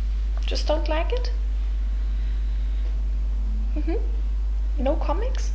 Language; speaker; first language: English; non-native, fluent; German